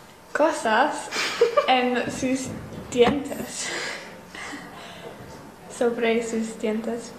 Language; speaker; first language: Spanish; non-native, learner; English